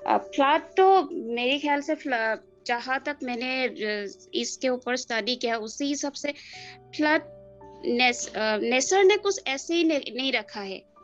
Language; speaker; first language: Hindi; non-native, local second language; Assamese